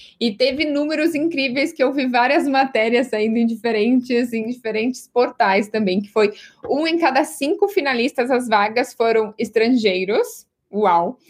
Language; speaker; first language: Portuguese; native; Portuguese